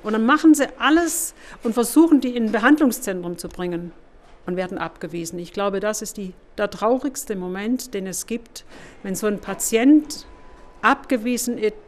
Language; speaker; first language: German; native; German